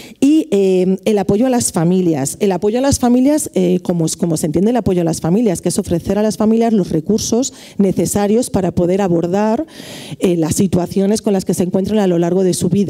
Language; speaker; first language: Spanish; native; Spanish